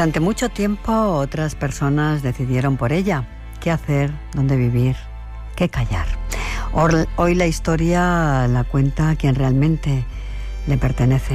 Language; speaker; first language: Spanish; native; Spanish